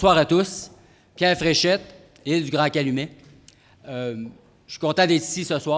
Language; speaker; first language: French; native; French